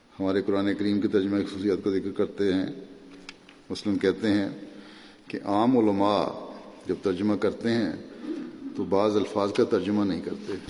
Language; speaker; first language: Urdu; native; Urdu